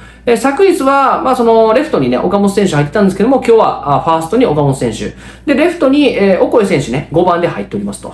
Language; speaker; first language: Japanese; native; Japanese